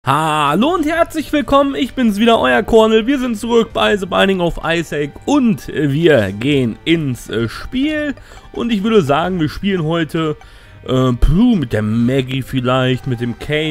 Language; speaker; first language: German; native; German